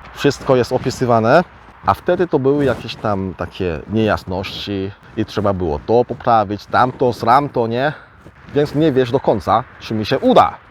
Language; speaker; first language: Polish; early bilingual, other home language; Korean